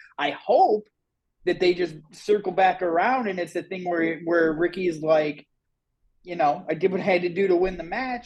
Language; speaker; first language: English; native; English